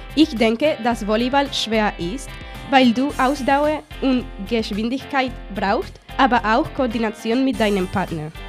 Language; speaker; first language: German; non-native, fluent; Spanish